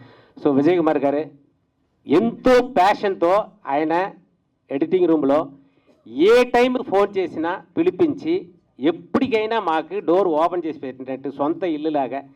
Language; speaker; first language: Telugu; native; Telugu